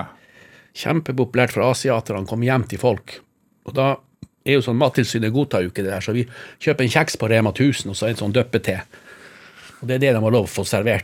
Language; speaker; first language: Norwegian; native; Norwegian